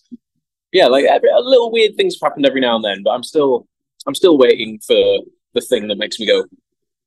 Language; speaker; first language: English; native; English